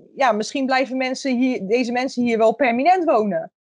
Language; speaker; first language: Dutch; native; Dutch